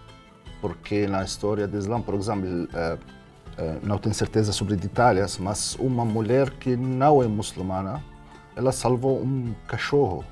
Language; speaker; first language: Portuguese; non-native, learner; Arabic